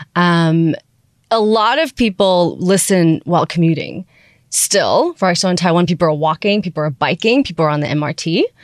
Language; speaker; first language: English; early bilingual, other home language; Chinese